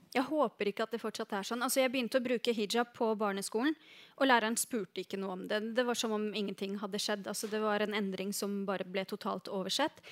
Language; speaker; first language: Norwegian; early bilingual, other home language; Arabic